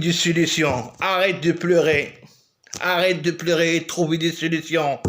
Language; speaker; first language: French; non-native, local second language; Arabic